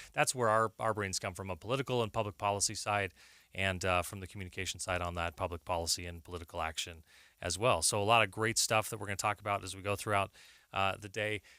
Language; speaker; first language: English; native; English